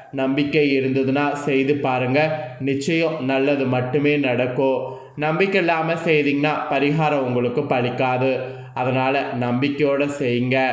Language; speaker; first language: Tamil; native; Tamil